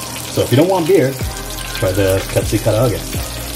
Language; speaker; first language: English; native; English